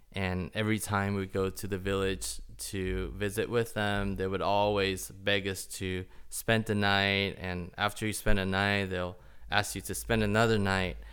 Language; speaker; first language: English; early bilingual, other home language; Chinese